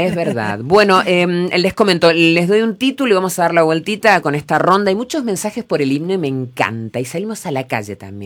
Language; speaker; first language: Spanish; native; Spanish